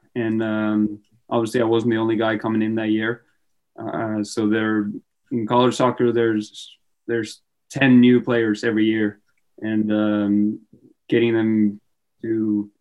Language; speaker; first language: English; non-native, fluent; Norwegian